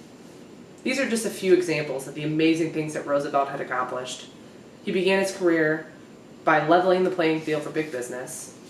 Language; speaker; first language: English; native; English